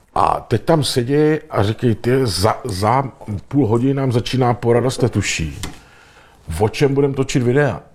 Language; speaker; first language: Czech; native; Czech